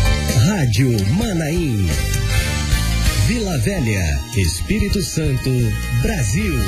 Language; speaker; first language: Portuguese; native; Portuguese